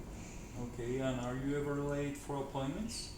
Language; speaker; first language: English; non-native, learner; Spanish